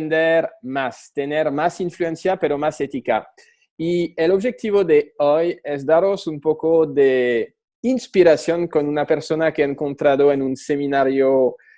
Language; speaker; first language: Spanish; non-native, fluent; French